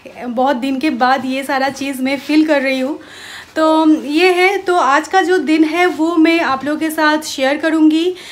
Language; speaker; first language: Hindi; non-native, local second language; Bangla